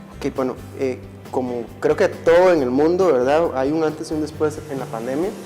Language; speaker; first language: Spanish; native; Spanish